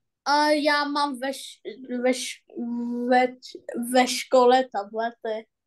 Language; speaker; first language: Czech; non-native, learner; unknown